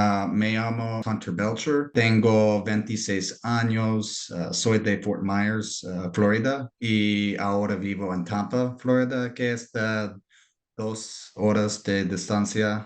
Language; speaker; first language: Spanish; non-native, learner; English